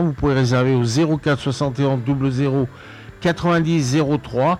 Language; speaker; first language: French; native; French